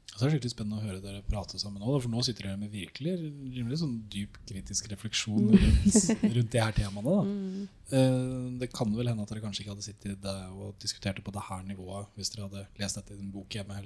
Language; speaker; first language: Norwegian; native; Norwegian